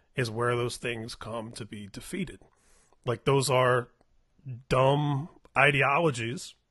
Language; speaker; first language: English; native; English